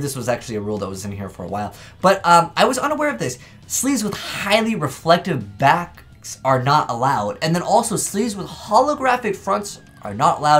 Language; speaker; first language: English; native; English